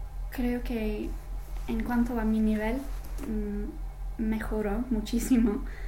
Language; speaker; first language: Spanish; non-native, fluent; English